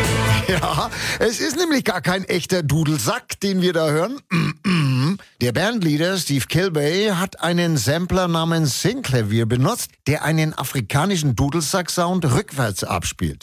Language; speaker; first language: German; native; German